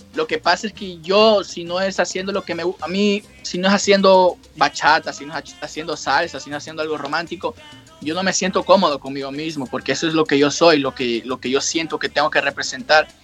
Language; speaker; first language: Spanish; native; Spanish